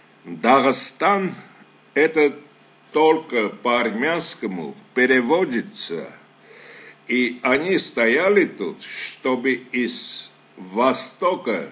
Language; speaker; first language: Russian; non-native, fluent; Armenian